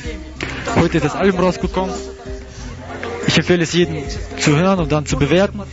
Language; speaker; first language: German; early bilingual, other home language; Russian